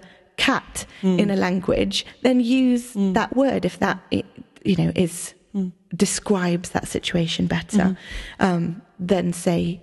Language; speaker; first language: English; native; English